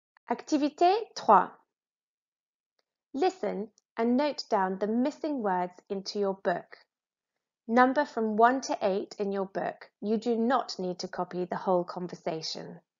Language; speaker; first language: English; native; English